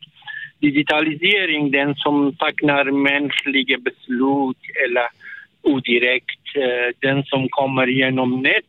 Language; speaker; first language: Swedish; non-native, learner; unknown